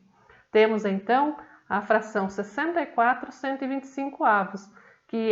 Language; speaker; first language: Portuguese; native; Portuguese